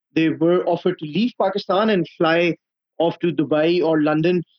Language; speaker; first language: English; non-native, local second language; Urdu